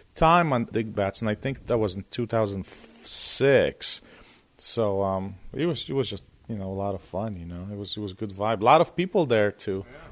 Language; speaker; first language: English; non-native, fluent; Polish